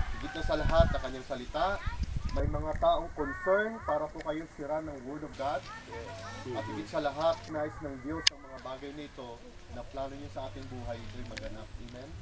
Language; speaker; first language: Filipino; non-native, local second language; Cebuano